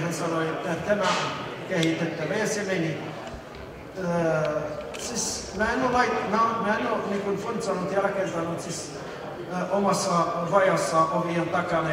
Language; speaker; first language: Finnish; non-native, fluent; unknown